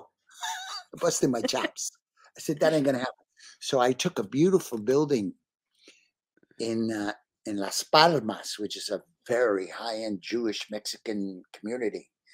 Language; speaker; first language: English; early bilingual, other home language; Spanish